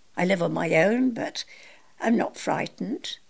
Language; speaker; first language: English; native; English